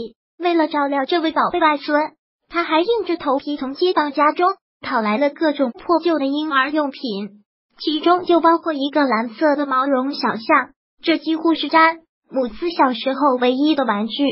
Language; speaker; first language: Chinese; native; Chinese